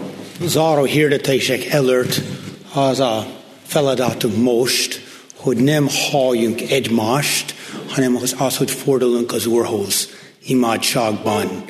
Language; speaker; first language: Hungarian; non-native, fluent; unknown